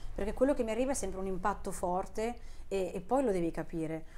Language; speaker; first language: Italian; native; Italian